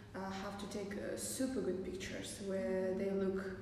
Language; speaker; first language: English; non-native, fluent; Kazakh